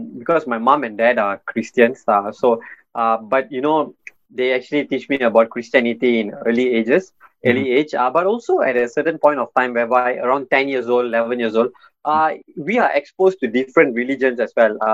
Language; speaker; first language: English; non-native, local second language; Tamil